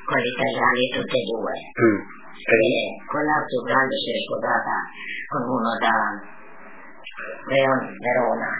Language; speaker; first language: Italian; non-native, local second language; Friulian